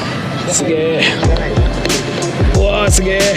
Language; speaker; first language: Japanese; non-native, learner; English